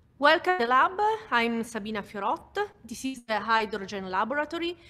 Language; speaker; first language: English; non-native, fluent; Italian